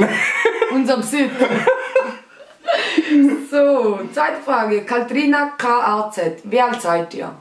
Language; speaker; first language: German; early bilingual, other home language; Albanian